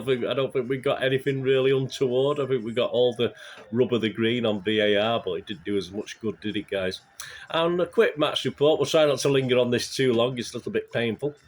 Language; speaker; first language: English; native; English